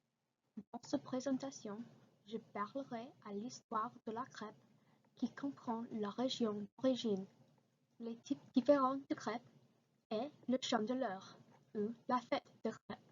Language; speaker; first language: French; non-native, learner; English